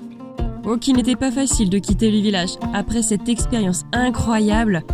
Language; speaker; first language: French; native; French